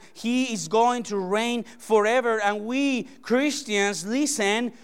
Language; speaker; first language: English; non-native, fluent; Spanish